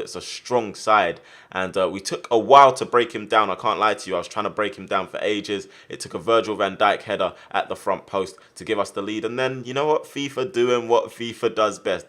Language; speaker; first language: English; native; English